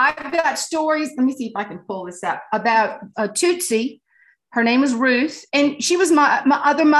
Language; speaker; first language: English; native; English